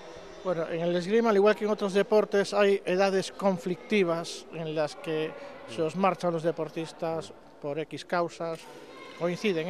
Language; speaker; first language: Spanish; native; Spanish